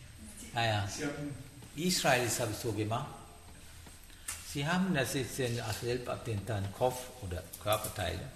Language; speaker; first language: German; non-native, learner; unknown